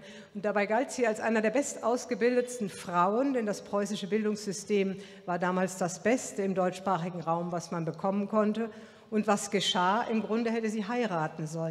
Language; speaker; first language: German; native; German